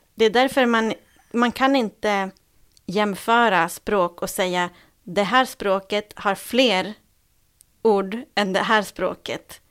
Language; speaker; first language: Swedish; native; Swedish